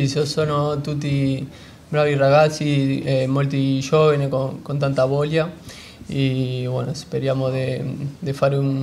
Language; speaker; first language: Italian; non-native, fluent; Spanish